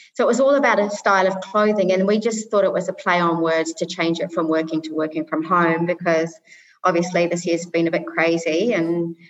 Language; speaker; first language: English; native; English